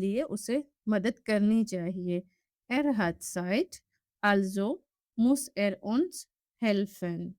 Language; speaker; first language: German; non-native, fluent; Urdu